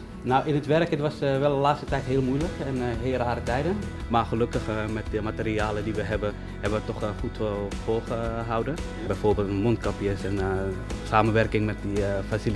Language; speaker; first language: Dutch; non-native, fluent; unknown